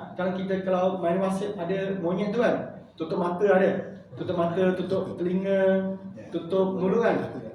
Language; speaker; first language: Malay; non-native, local second language; Chinese